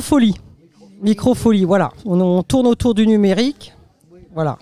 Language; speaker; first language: French; native; French